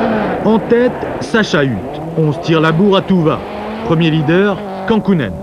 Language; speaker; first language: French; native; French